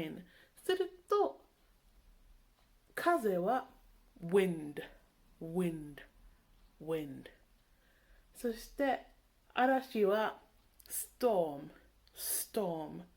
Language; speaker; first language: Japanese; non-native, learner; English